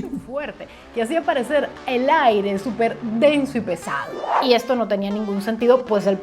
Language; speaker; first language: Spanish; native; Spanish